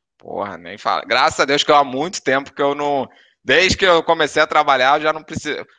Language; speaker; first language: Portuguese; native; Portuguese